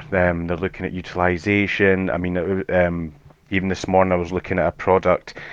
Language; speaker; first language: English; native; English